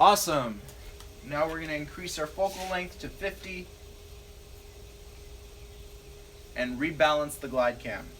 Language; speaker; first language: English; native; English